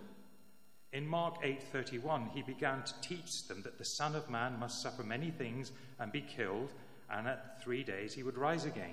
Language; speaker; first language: English; native; English